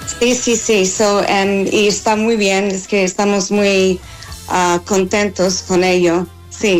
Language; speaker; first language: Spanish; non-native, learner; English